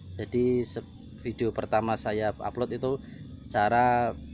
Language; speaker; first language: Indonesian; non-native, local second language; Javanese